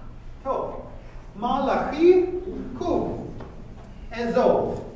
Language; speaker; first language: Hebrew; non-native, fluent; English